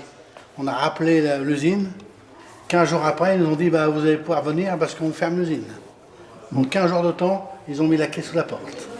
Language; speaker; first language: French; native; French